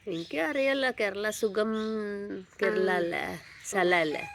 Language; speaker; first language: Malayalam; non-native, learner; Hindi